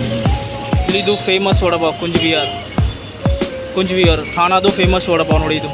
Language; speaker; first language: Kannada; early bilingual, heritage; Kannada